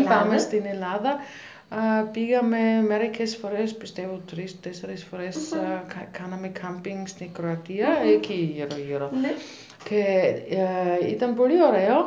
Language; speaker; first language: Greek; non-native, learner; German